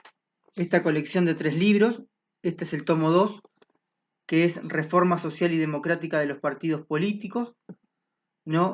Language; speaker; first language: Spanish; native; Spanish